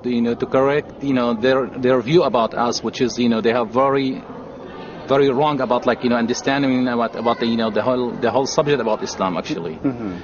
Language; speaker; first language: English; non-native, learner; Arabic